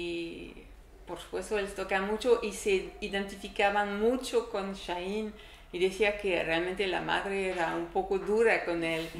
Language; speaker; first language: Spanish; non-native, learner; French